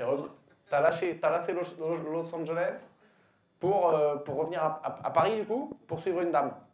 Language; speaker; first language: French; native; French